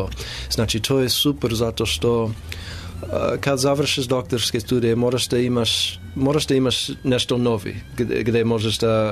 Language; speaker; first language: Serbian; non-native, learner; English